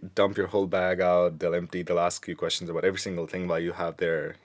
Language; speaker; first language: English; non-native, local second language; Punjabi